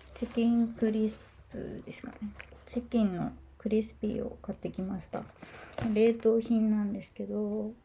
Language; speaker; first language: Japanese; native; Japanese